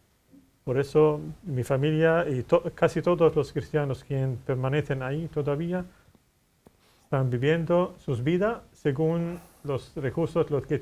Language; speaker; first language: Spanish; non-native, fluent; Arabic